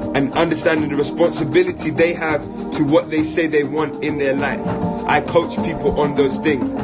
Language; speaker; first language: English; native; English